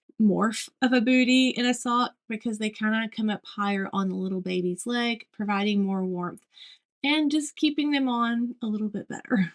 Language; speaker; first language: English; native; English